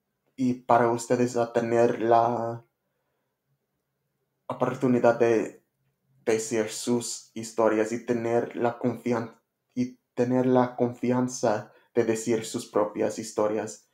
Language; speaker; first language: Spanish; non-native, learner; English